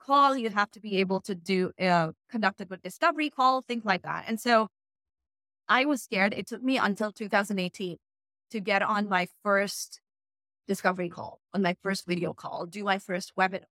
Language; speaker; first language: English; non-native, local second language; Urdu